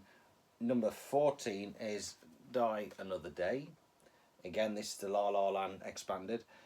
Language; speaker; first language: English; native; English